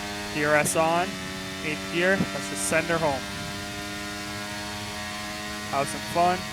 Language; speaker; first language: English; native; English